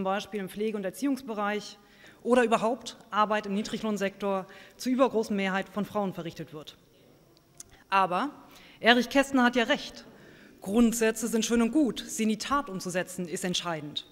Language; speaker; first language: German; native; German